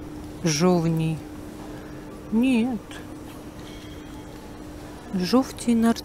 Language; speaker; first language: Russian; native; Russian